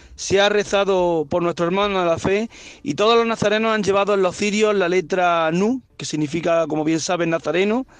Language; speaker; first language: Spanish; native; Spanish